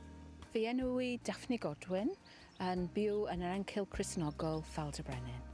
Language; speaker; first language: Welsh; non-native, learner; English